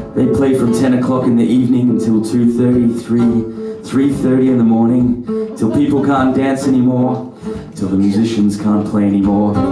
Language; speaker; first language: English; native; English